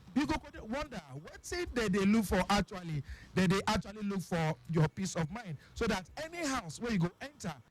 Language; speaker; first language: Nigerian Pidgin; non-native, local second language; Yoruba